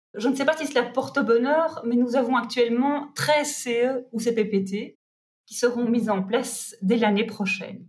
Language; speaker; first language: French; native; French